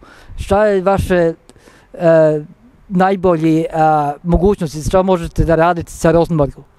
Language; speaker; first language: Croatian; non-native, learner; Norwegian